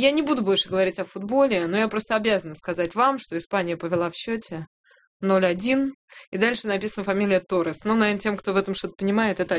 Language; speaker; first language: Russian; native; Russian